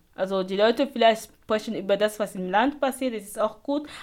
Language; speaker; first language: German; non-native, fluent; Basaa